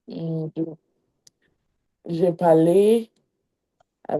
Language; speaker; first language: French; non-native, learner; English